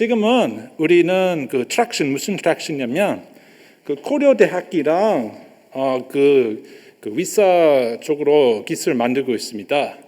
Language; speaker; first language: Korean; non-native, learner; English